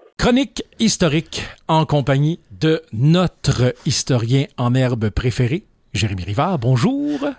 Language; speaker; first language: French; native; French